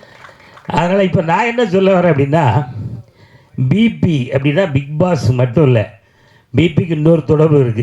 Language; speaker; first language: Tamil; native; Tamil